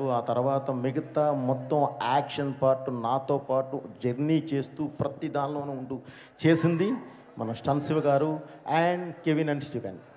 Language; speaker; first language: Telugu; native; Telugu